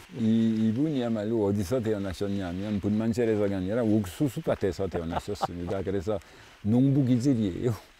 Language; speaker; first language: Korean; non-native, fluent; French